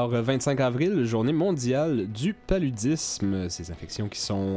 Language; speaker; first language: French; native; French